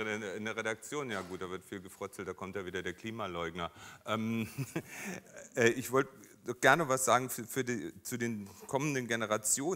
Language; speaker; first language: German; native; German